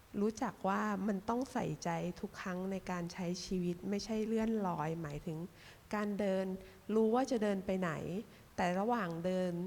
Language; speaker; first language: Thai; native; Thai